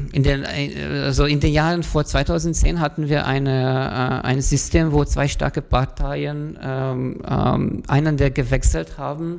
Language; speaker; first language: German; non-native, fluent; Hungarian